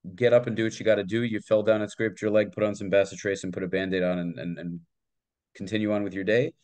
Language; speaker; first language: English; native; English